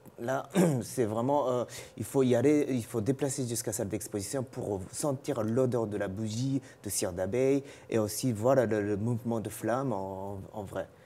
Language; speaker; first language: French; non-native, fluent; Japanese